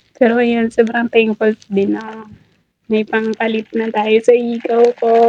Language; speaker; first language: Filipino; native; Filipino